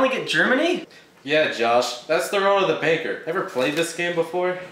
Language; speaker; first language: English; native; English